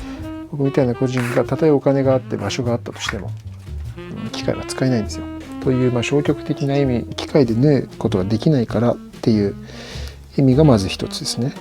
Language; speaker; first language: Japanese; native; Japanese